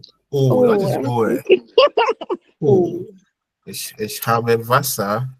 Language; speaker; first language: German; non-native, fluent; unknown